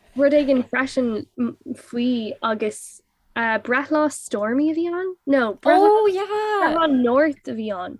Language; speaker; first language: Irish; non-native, local second language; English